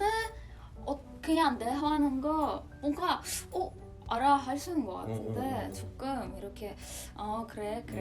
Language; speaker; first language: Korean; non-native, learner; Russian